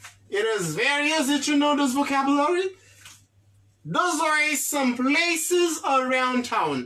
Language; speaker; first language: English; non-native, fluent; Haitian Creole